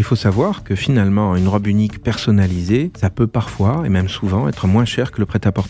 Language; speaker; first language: French; native; French